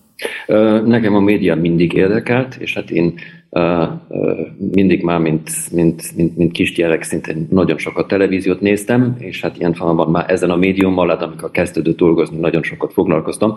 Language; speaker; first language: Hungarian; early bilingual, heritage; German